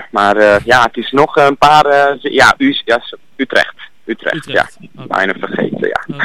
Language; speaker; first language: Dutch; non-native, learner; Hungarian